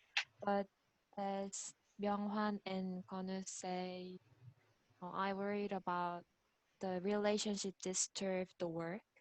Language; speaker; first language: English; non-native, learner; Korean